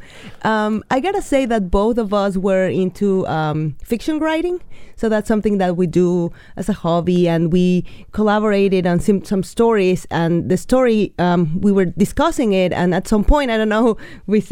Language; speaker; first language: English; non-native, fluent; Spanish